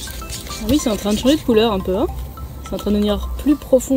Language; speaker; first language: French; native; French